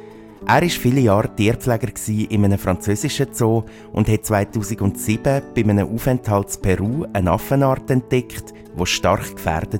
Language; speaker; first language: German; native; German